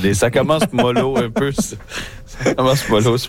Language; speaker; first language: French; native; French